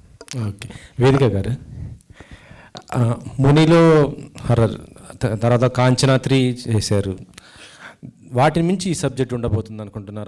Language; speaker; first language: Telugu; native; Telugu